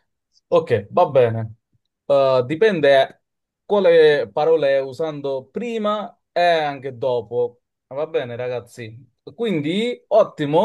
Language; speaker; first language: Italian; non-native, learner; Bangla